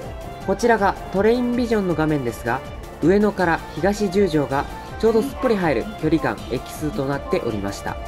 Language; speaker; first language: Japanese; native; Japanese